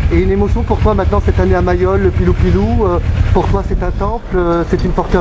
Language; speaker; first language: French; native; French